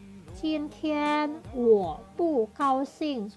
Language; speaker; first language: Chinese; non-native, fluent; Indonesian